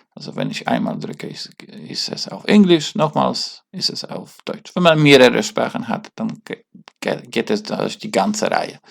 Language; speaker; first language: German; non-native, learner; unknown